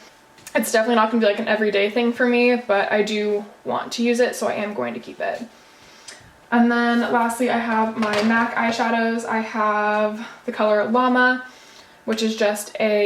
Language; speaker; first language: English; native; English